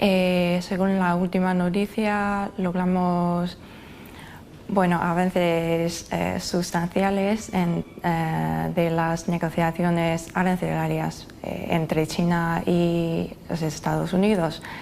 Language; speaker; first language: Spanish; non-native, fluent; Chinese